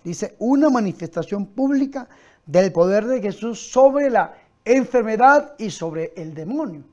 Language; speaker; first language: Spanish; native; Spanish